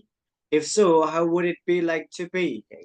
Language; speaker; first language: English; non-native, fluent; Indonesian